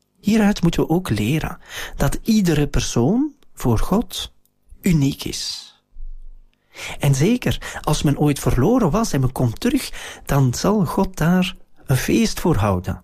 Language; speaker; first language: Dutch; native; Dutch